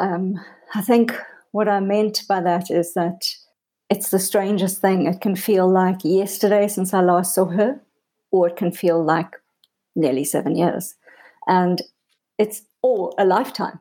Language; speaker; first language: English; native; English